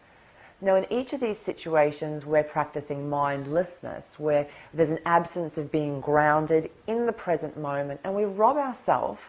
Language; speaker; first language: English; native; English